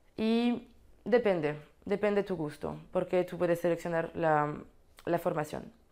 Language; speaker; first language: Spanish; non-native, learner; French